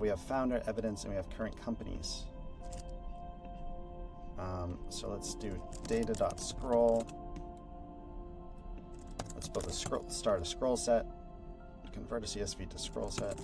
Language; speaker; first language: English; native; English